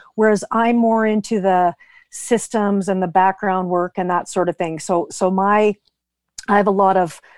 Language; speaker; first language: English; native; English